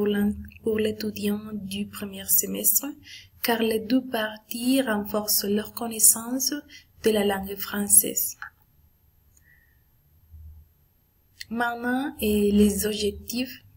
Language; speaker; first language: French; non-native, learner; Spanish